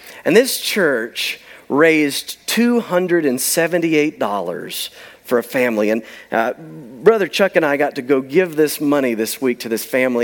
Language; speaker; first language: English; native; English